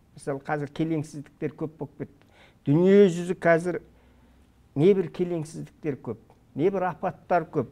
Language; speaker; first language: Kazakh; early bilingual, heritage; Kazakh